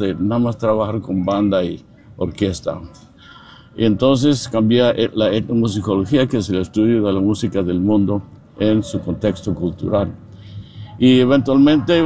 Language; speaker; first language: Spanish; non-native, fluent; English